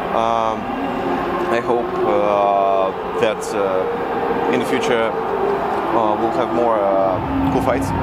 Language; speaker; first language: English; non-native, learner; Russian